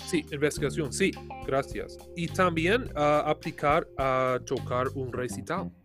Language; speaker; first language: Spanish; non-native, learner; English